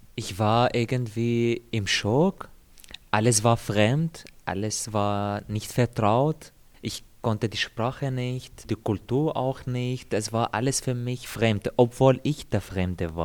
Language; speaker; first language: German; non-native, fluent; Arabic